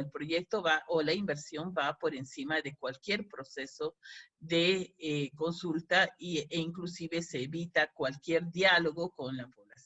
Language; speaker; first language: Spanish; native; Spanish